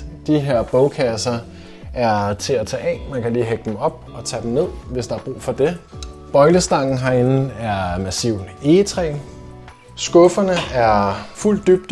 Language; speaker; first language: Danish; native; Danish